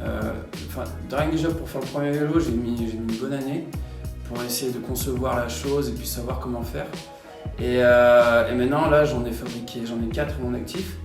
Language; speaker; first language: French; native; French